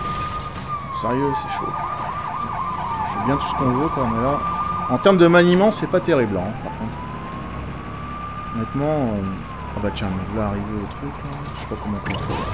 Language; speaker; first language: French; native; French